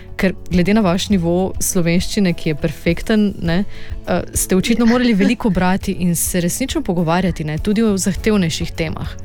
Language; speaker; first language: Slovenian; native; Slovenian